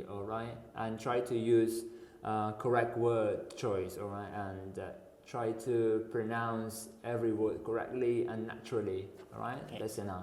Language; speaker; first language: English; non-native, fluent; Uzbek